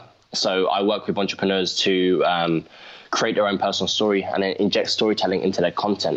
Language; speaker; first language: English; native; English